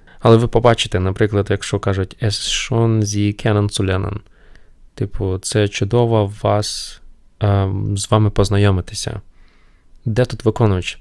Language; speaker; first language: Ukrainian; non-native, local second language; Russian